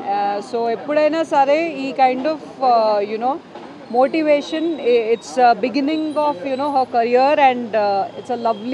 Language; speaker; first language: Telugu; native; Telugu